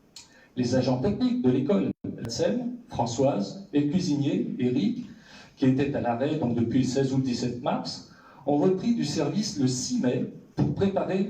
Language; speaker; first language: French; native; French